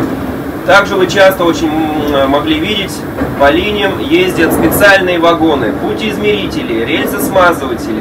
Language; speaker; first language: Russian; native; Russian